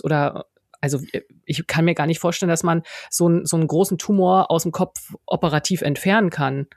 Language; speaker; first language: German; native; German